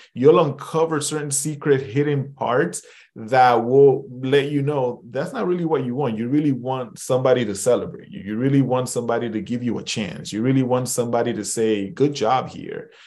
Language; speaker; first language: English; early bilingual, other home language; Spanish